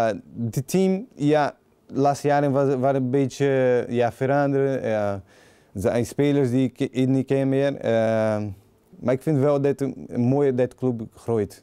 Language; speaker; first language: Dutch; non-native, learner; Portuguese